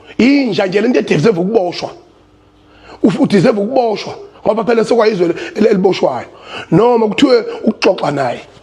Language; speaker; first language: Zulu; native; Zulu